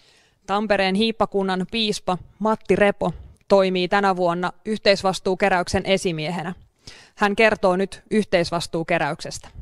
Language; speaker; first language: Finnish; native; Finnish